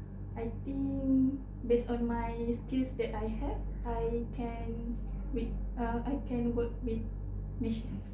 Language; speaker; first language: English; non-native, learner; Malay